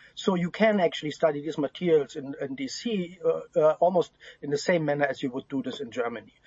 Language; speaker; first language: English; non-native, fluent; German